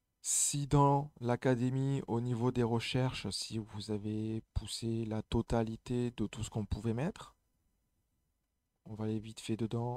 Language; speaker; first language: French; native; French